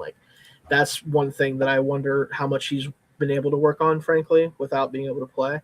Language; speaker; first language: English; native; English